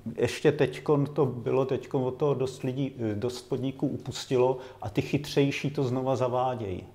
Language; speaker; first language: Czech; native; Czech